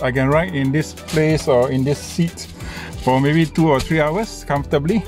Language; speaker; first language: English; non-native, local second language; Malay